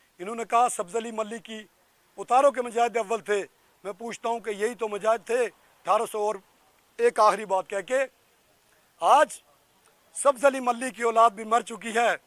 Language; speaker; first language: Urdu; non-native, local second language; Pahari-Potwari